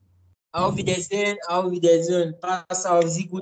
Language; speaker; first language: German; non-native, learner; French